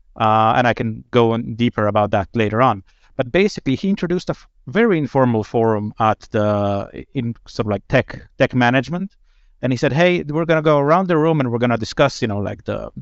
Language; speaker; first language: English; non-native, fluent; Slovenian